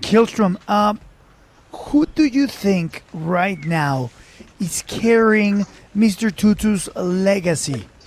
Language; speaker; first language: English; non-native, fluent; Spanish